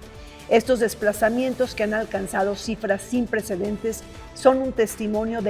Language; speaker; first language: Spanish; native; Spanish